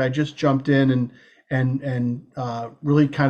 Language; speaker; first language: English; native; English